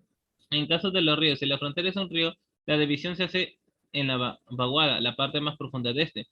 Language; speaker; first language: Spanish; native; Spanish